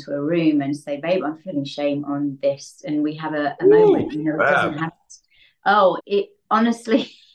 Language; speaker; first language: English; native; English